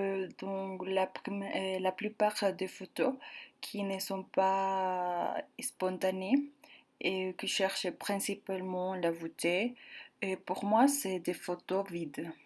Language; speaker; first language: French; non-native, learner; Spanish